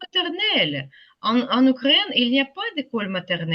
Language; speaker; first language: French; non-native, fluent; Ukrainian